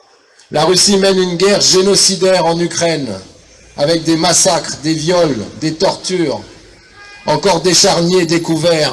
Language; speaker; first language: French; non-native, fluent; Ukrainian